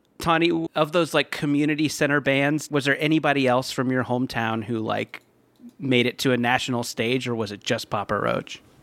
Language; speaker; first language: English; native; English